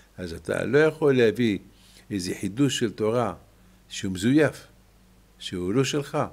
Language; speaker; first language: Hebrew; non-native, fluent; French